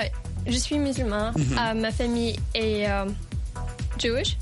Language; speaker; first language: French; non-native, local second language; Arabic